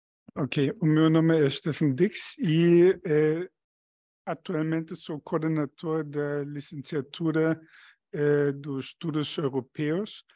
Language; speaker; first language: Portuguese; non-native, fluent; German